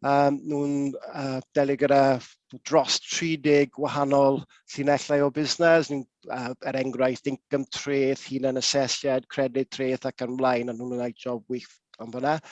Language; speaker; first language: Welsh; non-native, local second language; English